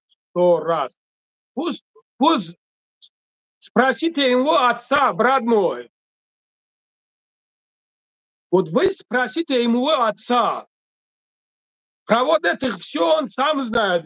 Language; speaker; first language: Russian; non-native, local second language; Tajik